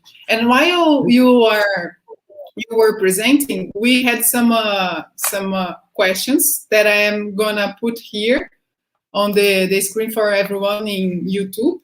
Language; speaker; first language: English; non-native, fluent; Portuguese